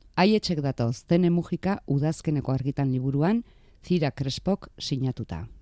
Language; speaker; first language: Basque; native; Basque